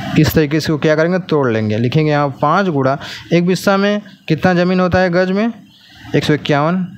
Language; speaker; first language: Hindi; native; Hindi